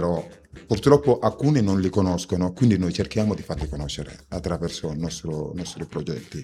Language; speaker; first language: Italian; non-native, fluent; Wolof